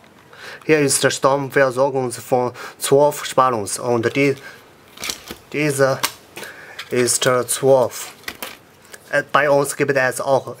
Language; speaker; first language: German; non-native, learner; Chinese